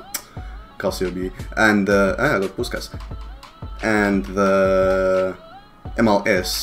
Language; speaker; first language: English; native; English